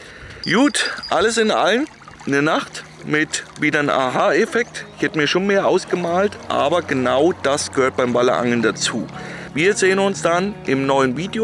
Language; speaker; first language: German; native; German